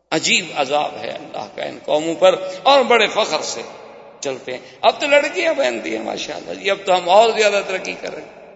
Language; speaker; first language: Urdu; native; Urdu